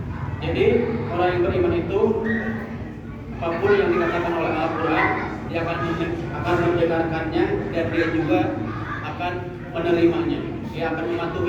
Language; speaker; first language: Indonesian; native; Indonesian